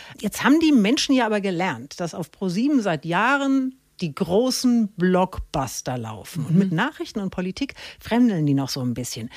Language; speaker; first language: German; native; German